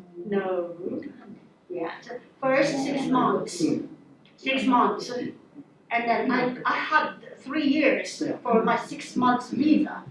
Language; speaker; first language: English; non-native, local second language; Filipino